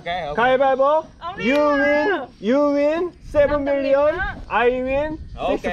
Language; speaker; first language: English; non-native, learner; Korean